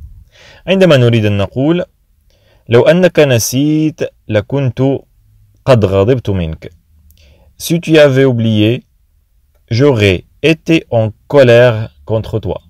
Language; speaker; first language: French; non-native, fluent; Arabic